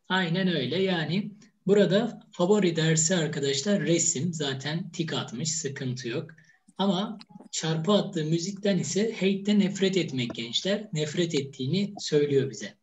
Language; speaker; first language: Turkish; native; Turkish